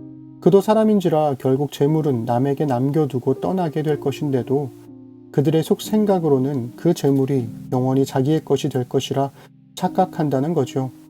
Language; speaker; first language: Korean; native; Korean